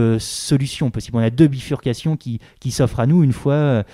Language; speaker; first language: French; native; French